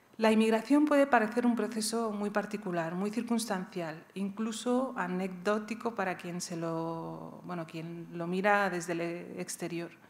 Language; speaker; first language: Spanish; early bilingual, other home language; Riffian